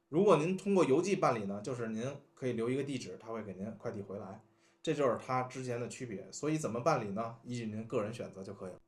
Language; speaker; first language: Chinese; native; Chinese